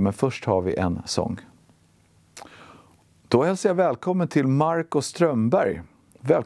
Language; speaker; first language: Swedish; native; Swedish